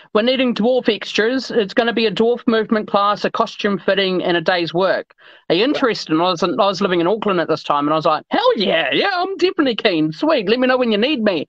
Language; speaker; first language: English; native; English